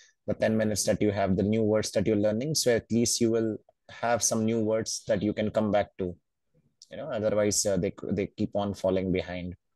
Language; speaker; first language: English; non-native, local second language; Hindi